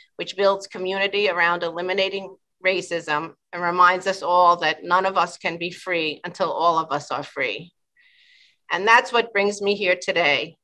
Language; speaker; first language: English; native; English